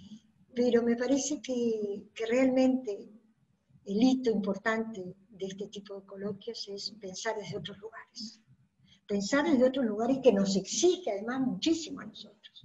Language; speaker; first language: Spanish; native; Spanish